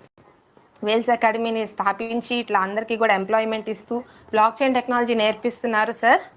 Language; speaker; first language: Telugu; native; Telugu